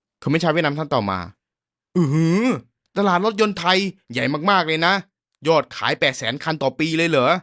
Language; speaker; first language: Thai; native; Thai